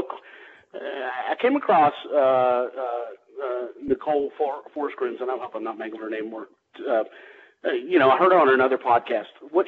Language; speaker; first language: English; native; English